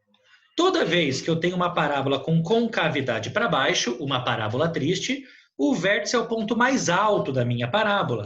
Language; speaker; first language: Portuguese; native; Portuguese